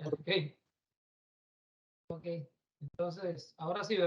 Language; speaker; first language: Spanish; native; Spanish